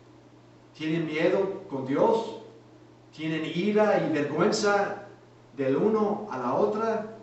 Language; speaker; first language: Spanish; native; Spanish